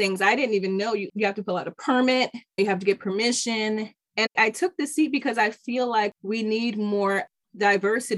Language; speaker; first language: English; native; English